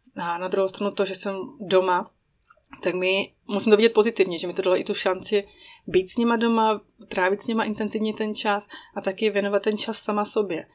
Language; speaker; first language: Czech; native; Czech